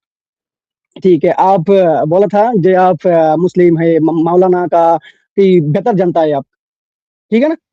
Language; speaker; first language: Hindi; non-native, local second language; Bangla